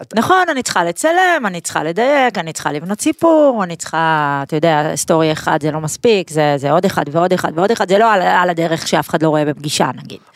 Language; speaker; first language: Hebrew; native; Hebrew